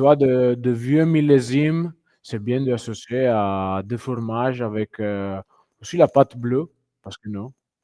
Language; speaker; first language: French; non-native, fluent; Italian